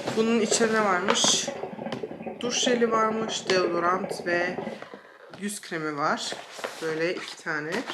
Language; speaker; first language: Turkish; early bilingual, heritage; Turkish